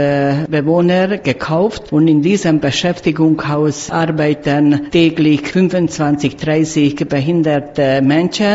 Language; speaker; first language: German; non-native, learner; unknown